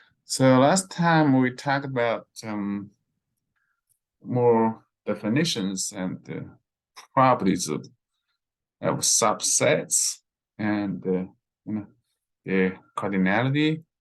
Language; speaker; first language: English; non-native, fluent; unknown